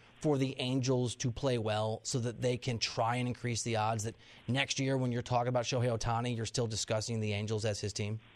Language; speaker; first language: English; native; English